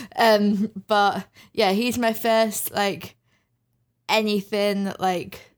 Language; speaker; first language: English; native; English